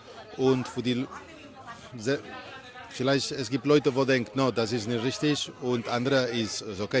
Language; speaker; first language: German; non-native, learner; Spanish